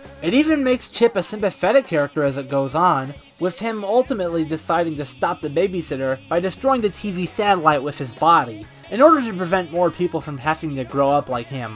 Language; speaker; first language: English; native; English